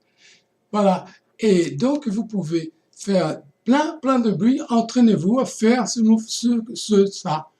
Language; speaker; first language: French; non-native, fluent; Portuguese